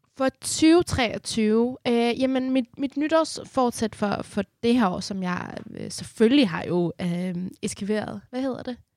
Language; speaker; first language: Danish; early bilingual, other home language; Persian